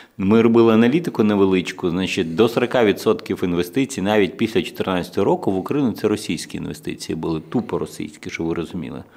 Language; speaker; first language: Ukrainian; non-native, local second language; Russian